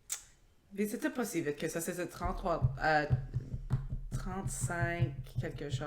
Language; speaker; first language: French; non-native, local second language; English